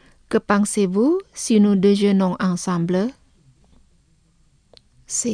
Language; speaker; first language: French; non-native, fluent; Indonesian